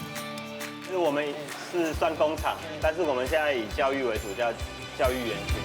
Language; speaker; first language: Chinese; native; Chinese